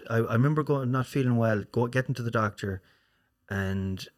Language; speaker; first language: English; native; English